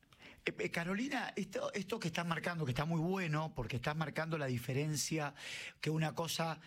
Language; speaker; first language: Spanish; native; Spanish